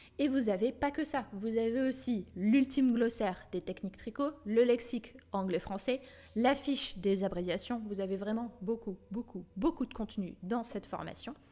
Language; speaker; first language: French; native; French